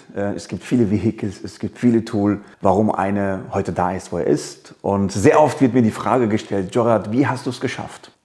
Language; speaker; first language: German; early bilingual, other home language; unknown